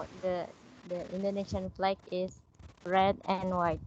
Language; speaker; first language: English; non-native, learner; Indonesian